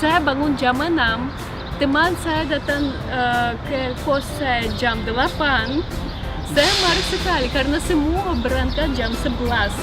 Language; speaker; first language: Indonesian; non-native, learner; Russian